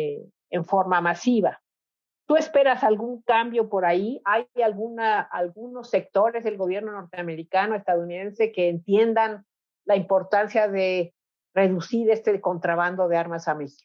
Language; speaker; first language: Spanish; native; Spanish